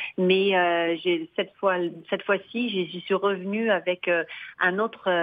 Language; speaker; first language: French; native; French